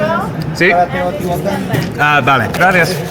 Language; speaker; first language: Spanish; non-native, learner; English